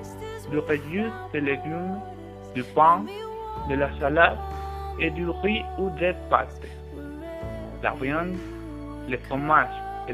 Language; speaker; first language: French; non-native, learner; Spanish